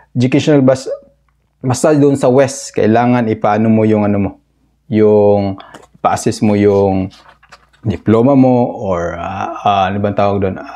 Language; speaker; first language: Filipino; native; Filipino